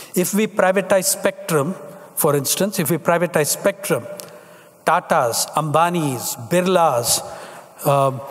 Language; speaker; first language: English; non-native, local second language; Tamil